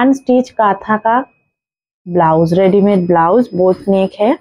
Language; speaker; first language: Hindi; non-native, local second language; Bangla